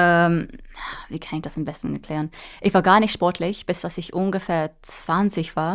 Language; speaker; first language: German; non-native, fluent; English